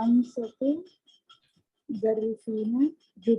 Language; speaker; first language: Arabic; non-native, learner; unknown